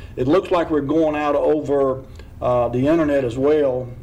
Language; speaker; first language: English; native; English